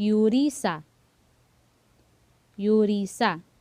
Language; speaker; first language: Korean; non-native, learner; Filipino